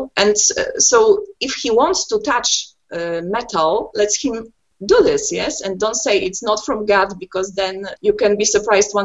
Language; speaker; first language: English; non-native, fluent; Polish